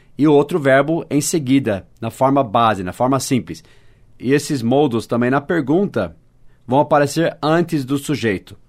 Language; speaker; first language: Portuguese; non-native, fluent; English